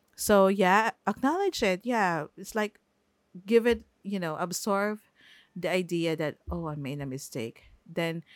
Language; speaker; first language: English; non-native, local second language; Filipino